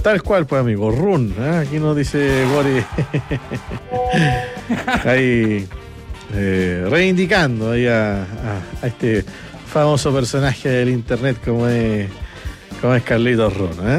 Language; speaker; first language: Spanish; native; Spanish